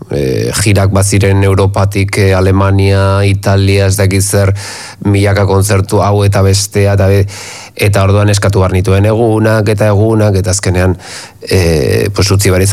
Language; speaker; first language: Basque; native; Basque